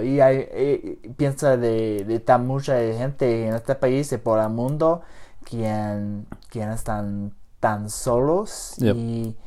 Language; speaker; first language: Spanish; early bilingual, heritage; English